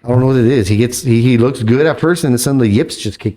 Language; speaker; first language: English; native; English